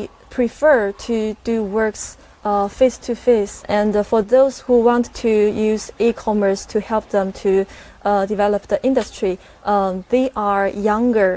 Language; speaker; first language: English; non-native, fluent; Chinese